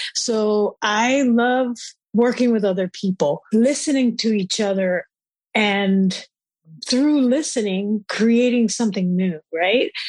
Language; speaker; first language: English; non-native, fluent; Spanish